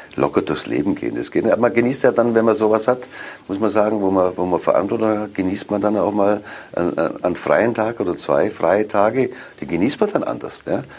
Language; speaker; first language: German; native; German